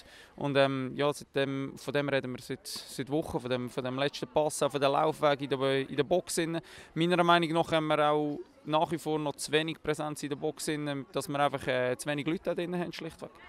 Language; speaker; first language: German; native; German